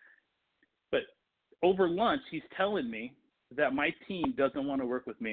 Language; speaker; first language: English; non-native, fluent; Portuguese